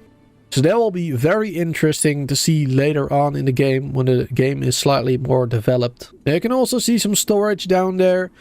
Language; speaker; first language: English; native; English